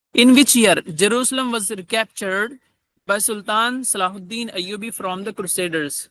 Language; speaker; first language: English; non-native, local second language; Urdu